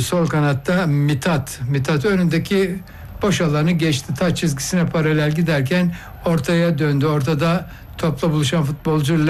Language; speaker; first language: Turkish; native; Turkish